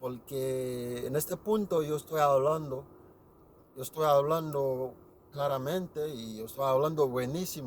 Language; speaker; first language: Spanish; non-native, learner; Haitian Creole